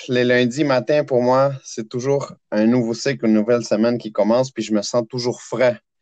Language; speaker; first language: French; native; French